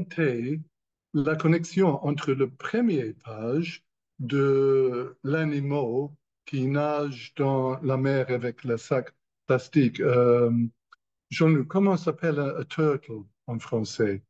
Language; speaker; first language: French; non-native, learner; English